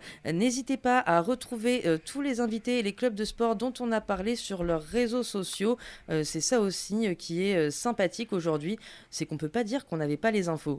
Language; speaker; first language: French; native; French